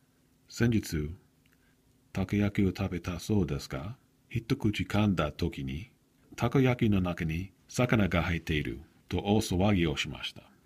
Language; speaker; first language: Japanese; non-native, learner; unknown